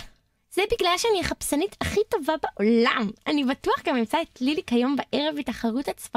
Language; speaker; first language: Hebrew; native; Hebrew